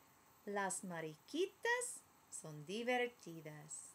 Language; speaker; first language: Spanish; non-native, learner; English